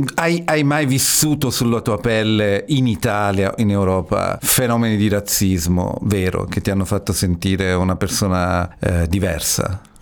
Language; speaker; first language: Italian; native; Italian